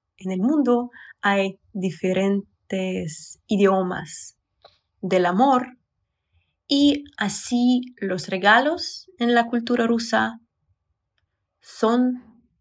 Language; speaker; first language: Spanish; non-native, fluent; Russian